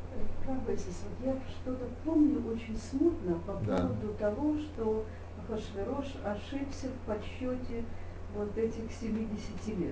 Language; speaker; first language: Russian; native; Russian